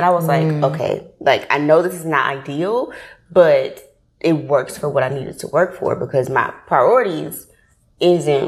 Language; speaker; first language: English; native; English